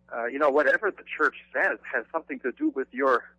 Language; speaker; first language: English; non-native, fluent; German